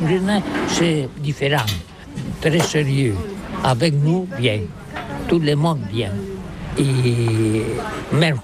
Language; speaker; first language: French; non-native, learner; Catalan